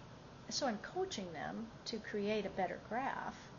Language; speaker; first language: English; native; English